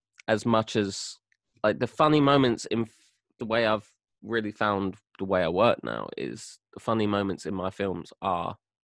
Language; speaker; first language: English; native; English